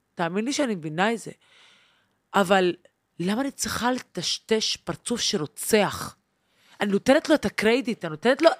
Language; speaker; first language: Hebrew; non-native, local second language; Arabic